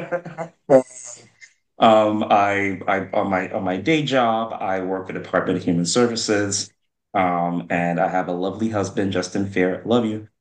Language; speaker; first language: English; non-native, local second language; Yoruba